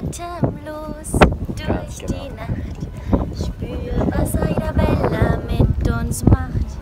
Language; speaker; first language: German; native; German